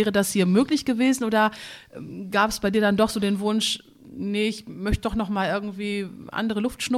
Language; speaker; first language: German; native; German